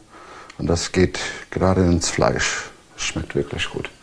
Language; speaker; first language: German; non-native, fluent; English